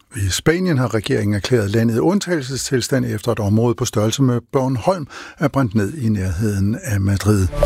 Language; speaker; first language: Danish; native; Danish